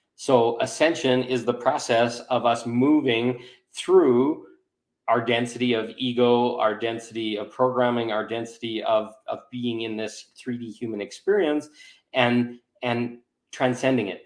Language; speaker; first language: English; native; English